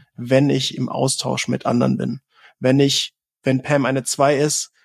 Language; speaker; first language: German; native; German